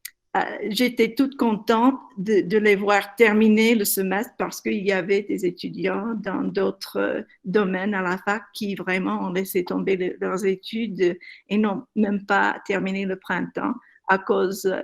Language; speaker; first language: French; non-native, fluent; English